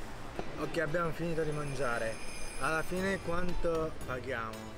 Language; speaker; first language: Italian; non-native, learner; Japanese